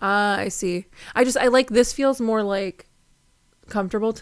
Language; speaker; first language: English; native; English